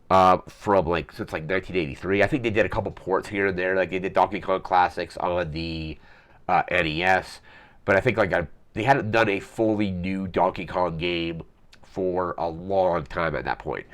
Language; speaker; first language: English; native; English